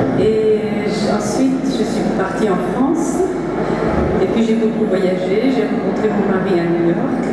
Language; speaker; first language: French; early bilingual, heritage; French